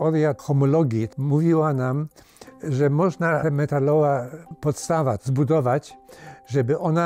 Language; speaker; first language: Polish; early bilingual, heritage; Polish